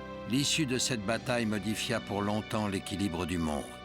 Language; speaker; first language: French; native; French